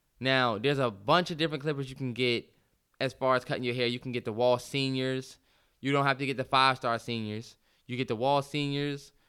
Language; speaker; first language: English; native; English